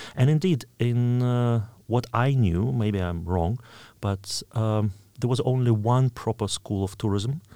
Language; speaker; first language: English; non-native, fluent; Russian